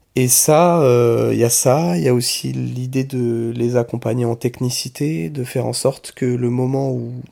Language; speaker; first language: French; native; French